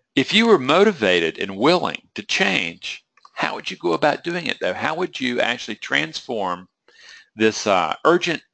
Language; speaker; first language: English; native; English